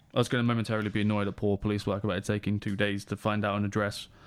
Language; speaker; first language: English; native; English